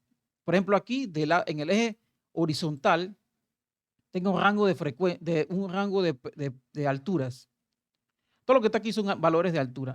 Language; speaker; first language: Spanish; native; Spanish